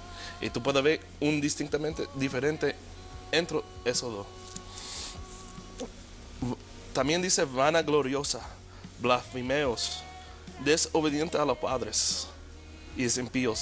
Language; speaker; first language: Spanish; early bilingual, heritage; Spanish